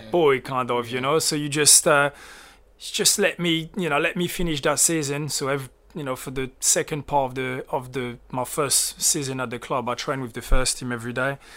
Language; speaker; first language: English; early bilingual, other home language; French